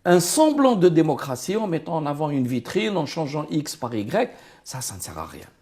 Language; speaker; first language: French; non-native, local second language; Arabic